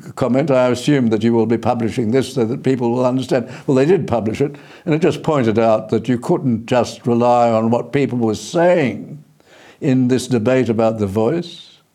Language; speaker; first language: English; early bilingual, other home language; Indonesian